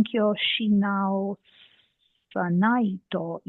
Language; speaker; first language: Japanese; non-native, learner; English